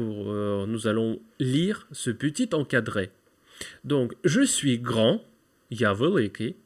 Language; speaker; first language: French; non-native, fluent; Ukrainian